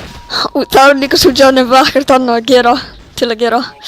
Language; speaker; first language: Icelandic; early bilingual, heritage; Swedish